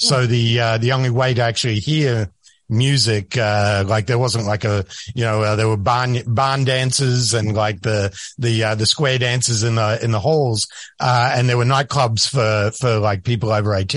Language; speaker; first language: English; native; English